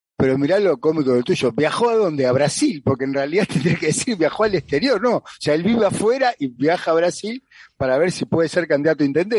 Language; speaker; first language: Spanish; native; Spanish